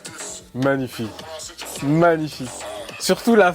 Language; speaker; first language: French; native; French